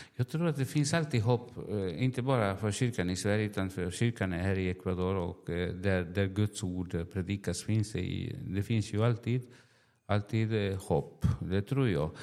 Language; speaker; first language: Swedish; non-native, fluent; Spanish